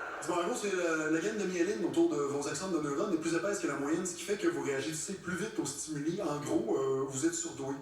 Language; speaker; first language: French; native; French